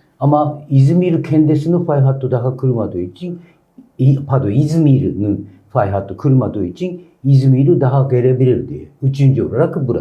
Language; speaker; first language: Turkish; non-native, learner; Japanese